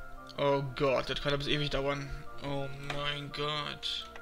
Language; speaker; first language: German; native; German